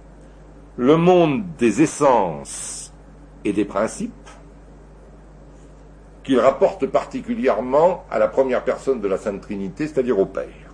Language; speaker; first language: French; native; French